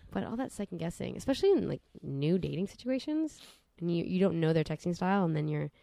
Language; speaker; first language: English; native; English